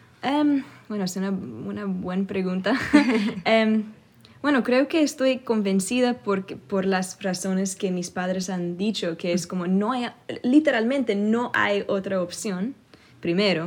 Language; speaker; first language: Spanish; early bilingual, other home language; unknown